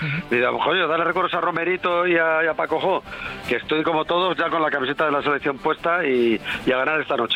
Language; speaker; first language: Spanish; native; Spanish